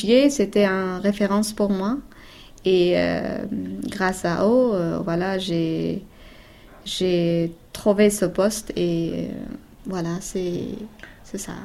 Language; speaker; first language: French; non-native, fluent; Persian